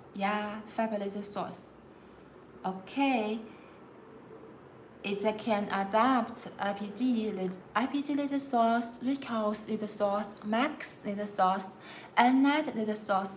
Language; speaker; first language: English; non-native, learner; Chinese